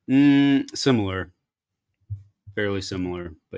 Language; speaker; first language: English; native; English